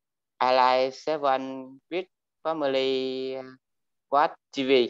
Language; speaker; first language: English; non-native, learner; Vietnamese